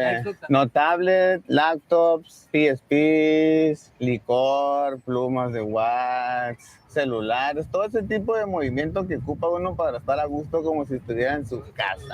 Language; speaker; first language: Spanish; native; Spanish